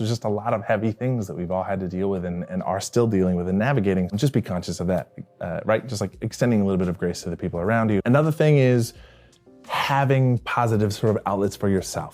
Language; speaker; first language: English; native; English